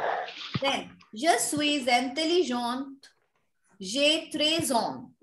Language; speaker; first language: French; non-native, fluent; Hindi